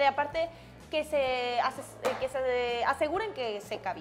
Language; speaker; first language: Spanish; native; Spanish